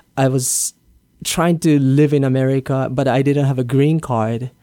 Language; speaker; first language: English; non-native, learner; Japanese